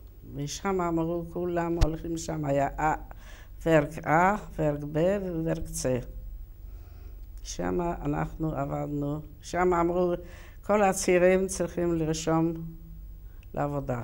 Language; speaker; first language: Hebrew; non-native, learner; Yiddish